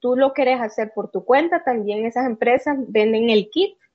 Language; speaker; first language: Spanish; native; Spanish